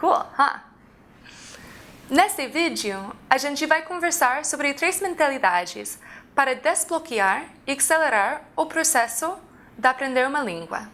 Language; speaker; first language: Portuguese; non-native, fluent; English